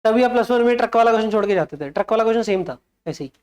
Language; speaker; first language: Hindi; non-native, local second language; Punjabi